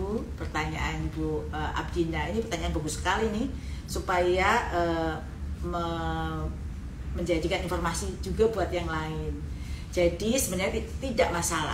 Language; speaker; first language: Indonesian; native; Indonesian